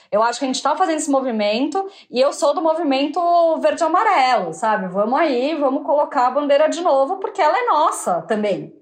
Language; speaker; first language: Portuguese; native; Portuguese